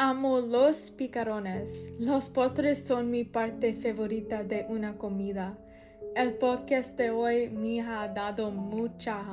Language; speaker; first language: Spanish; non-native, learner; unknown